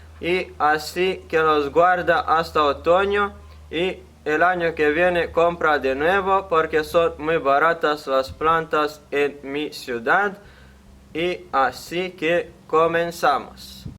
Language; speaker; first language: Spanish; non-native, fluent; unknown